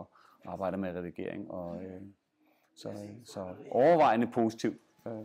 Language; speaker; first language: Danish; native; Danish